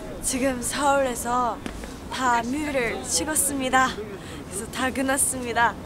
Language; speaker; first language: Korean; non-native, fluent; Japanese